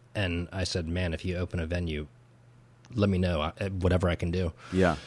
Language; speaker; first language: English; native; English